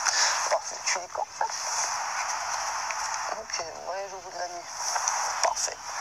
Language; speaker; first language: French; native; French